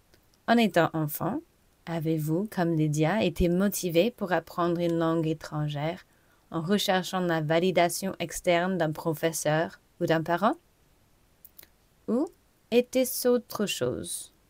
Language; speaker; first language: French; non-native, fluent; English